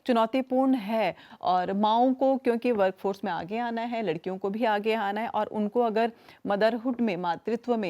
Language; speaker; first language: Hindi; native; Hindi